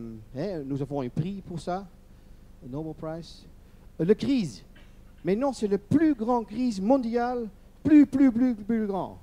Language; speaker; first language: French; non-native, learner; Dutch